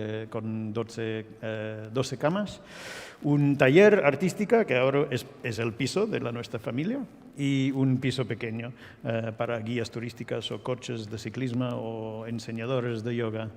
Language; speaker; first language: Spanish; non-native, fluent; English